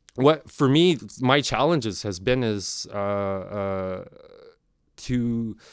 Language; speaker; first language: English; non-native, fluent; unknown